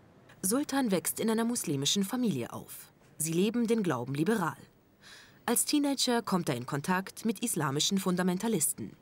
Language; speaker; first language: German; native; German